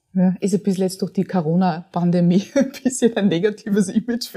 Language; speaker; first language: German; native; German